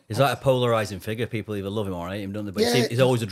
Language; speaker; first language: English; native; English